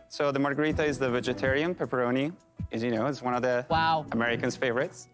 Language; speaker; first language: English; non-native, fluent; Italian